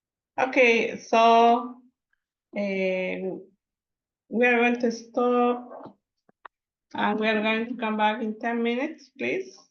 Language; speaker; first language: English; non-native, fluent; Spanish